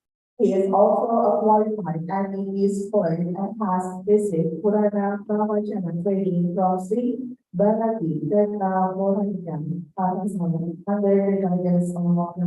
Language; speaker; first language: English; non-native, fluent; Indonesian